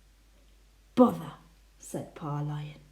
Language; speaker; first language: English; non-native, fluent; Spanish